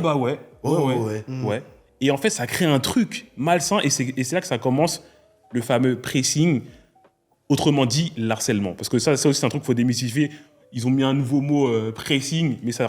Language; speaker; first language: French; native; French